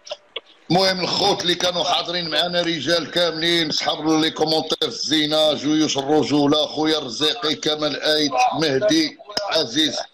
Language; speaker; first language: Arabic; native; Arabic